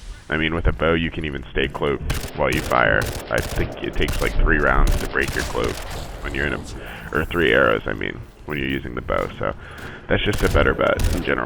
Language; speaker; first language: English; native; English